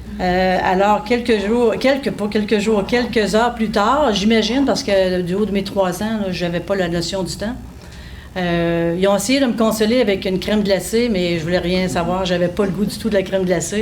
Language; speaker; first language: French; native; French